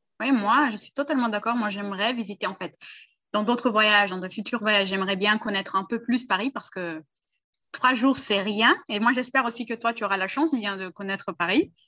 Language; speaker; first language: French; early bilingual, heritage; Portuguese